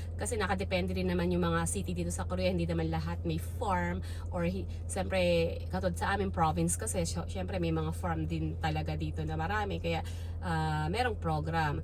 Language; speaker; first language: Filipino; native; Filipino